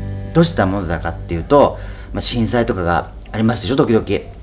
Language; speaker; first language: Japanese; native; Japanese